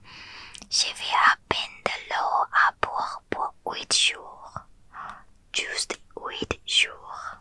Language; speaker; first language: French; non-native, learner; Thai